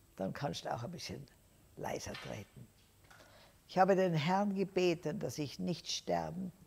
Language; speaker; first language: German; native; German